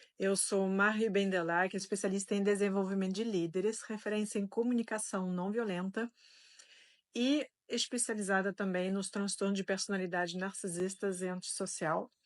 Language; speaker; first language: Portuguese; non-native, fluent; French